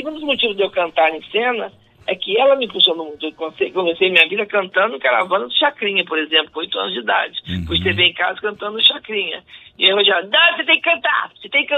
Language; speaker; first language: Portuguese; native; Portuguese